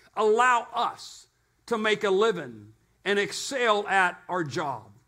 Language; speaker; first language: English; native; English